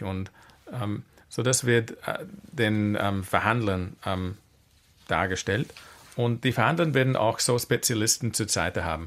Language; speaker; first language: German; non-native, fluent; English